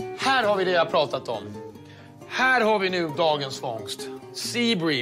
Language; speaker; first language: Swedish; native; Swedish